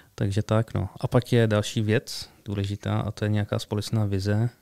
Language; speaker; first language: Czech; early bilingual, other home language; Arabic